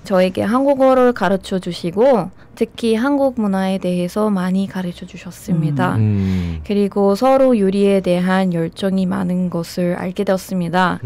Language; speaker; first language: Korean; non-native, fluent; Persian